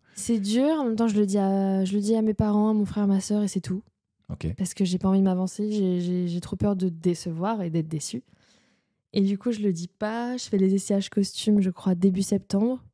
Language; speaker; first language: French; native; French